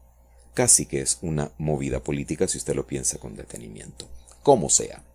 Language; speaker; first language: Spanish; native; Spanish